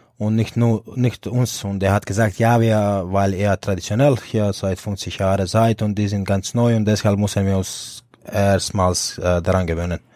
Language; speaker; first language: German; non-native, fluent; Croatian